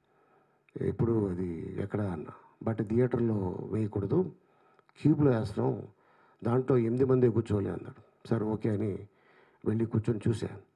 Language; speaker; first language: Telugu; native; Telugu